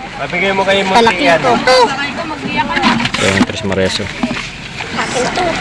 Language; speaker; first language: Filipino; native; Filipino